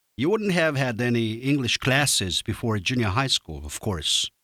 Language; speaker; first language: English; non-native, fluent; Japanese